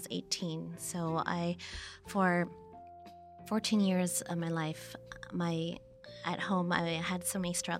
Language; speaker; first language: English; native; English